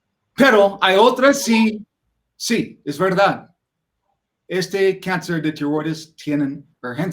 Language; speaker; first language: Spanish; non-native, learner; English